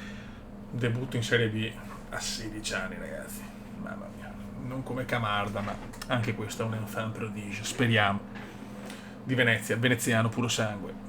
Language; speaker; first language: Italian; native; Italian